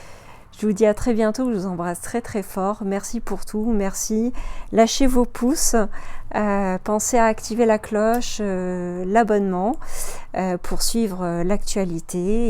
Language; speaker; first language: French; native; French